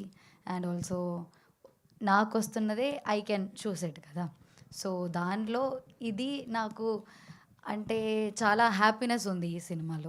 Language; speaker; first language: Telugu; non-native, fluent; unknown